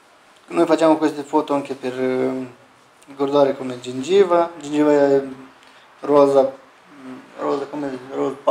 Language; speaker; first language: Italian; non-native, learner; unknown